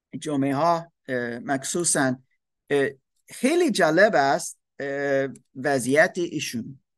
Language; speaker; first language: Persian; non-native, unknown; German